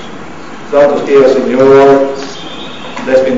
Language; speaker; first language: Spanish; non-native, learner; English